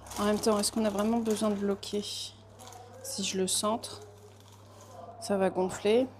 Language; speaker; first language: French; early bilingual, other home language; Portuguese